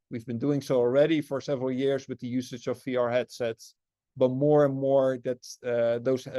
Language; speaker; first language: English; non-native, fluent; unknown